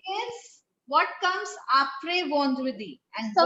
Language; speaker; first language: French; non-native, fluent; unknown